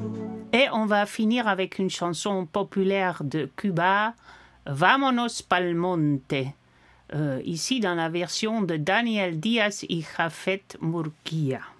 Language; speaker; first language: French; non-native, fluent; Dutch